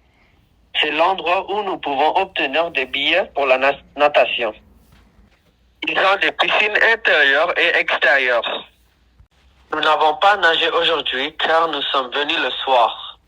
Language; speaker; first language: French; non-native, learner; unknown